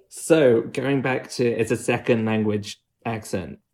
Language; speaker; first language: English; native; English